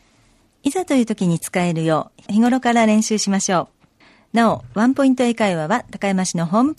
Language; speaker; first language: Japanese; native; Japanese